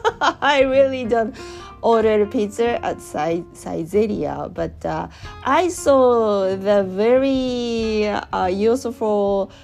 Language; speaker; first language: English; non-native, learner; Japanese